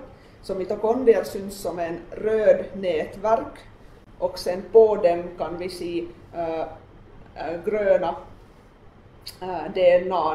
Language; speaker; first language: Swedish; non-native, local second language; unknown